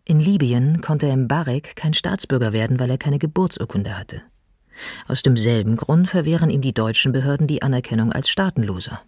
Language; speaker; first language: German; native; German